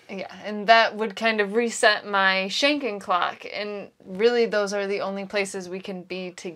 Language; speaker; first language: English; native; English